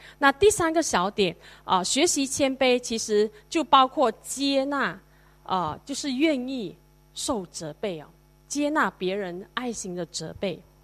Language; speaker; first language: Chinese; native; Chinese